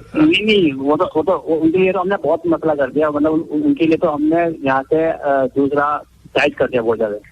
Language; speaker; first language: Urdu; native; Urdu